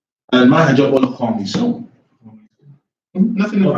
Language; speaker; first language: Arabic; non-native, fluent; English